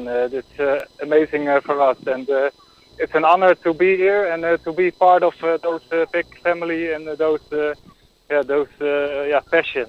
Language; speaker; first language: English; non-native, fluent; Dutch